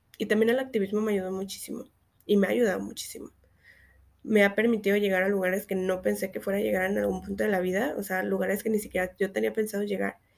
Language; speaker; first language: Spanish; native; Spanish